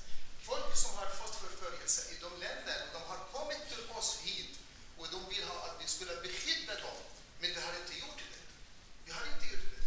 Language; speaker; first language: Swedish; non-native, fluent; Arabic